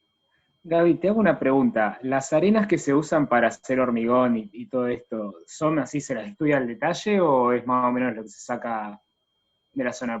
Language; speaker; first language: Spanish; native; Spanish